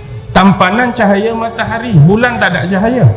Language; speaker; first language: Malay; native; Malay